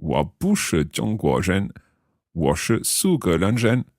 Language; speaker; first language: Chinese; non-native, learner; English